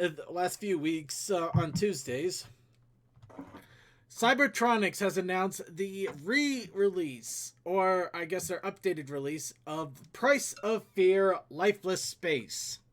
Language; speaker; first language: English; native; English